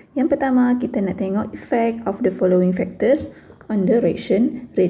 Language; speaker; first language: English; non-native, local second language; Malay